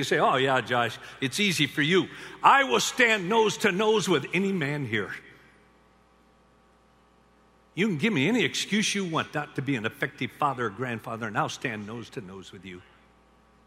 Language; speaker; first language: English; native; English